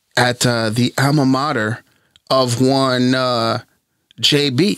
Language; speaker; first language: English; native; English